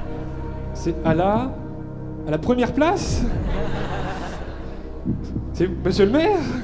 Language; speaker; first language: French; native; French